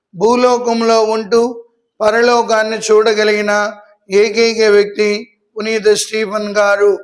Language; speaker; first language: Telugu; native; Telugu